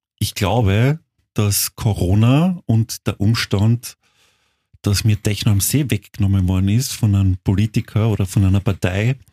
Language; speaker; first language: German; native; German